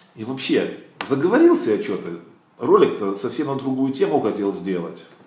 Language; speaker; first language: Russian; native; Russian